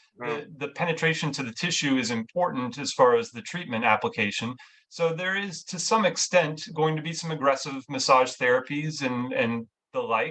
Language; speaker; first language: English; native; English